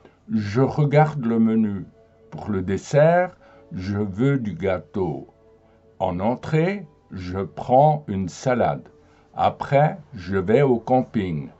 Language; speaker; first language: French; non-native, fluent; German